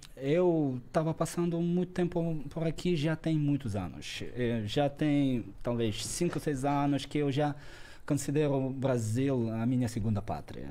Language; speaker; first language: Portuguese; non-native, fluent; Russian